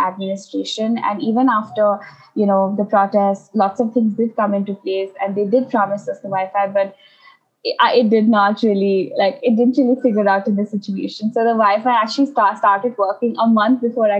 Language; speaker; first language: English; non-native, local second language; Nepali